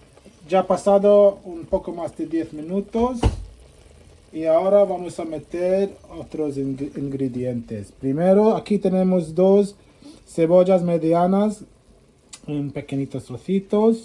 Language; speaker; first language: Spanish; non-native, fluent; Sylheti